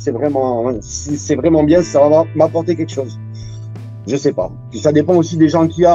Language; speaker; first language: French; native; French